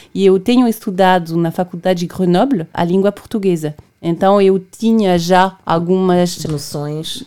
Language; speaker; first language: Portuguese; non-native, fluent; French